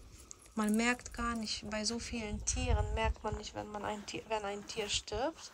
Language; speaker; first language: German; non-native, fluent; Ukrainian